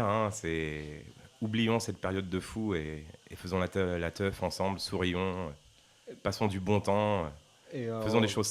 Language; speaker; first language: French; native; French